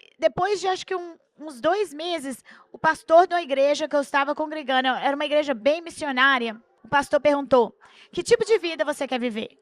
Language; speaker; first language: Portuguese; early bilingual, heritage; Portuguese